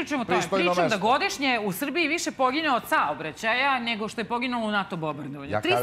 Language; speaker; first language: Serbian; native; Serbian